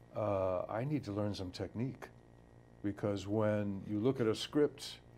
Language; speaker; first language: English; native; English